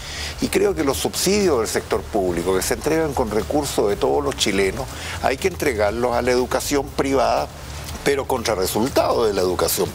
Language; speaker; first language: Spanish; native; Spanish